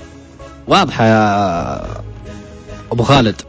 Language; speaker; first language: Arabic; native; Arabic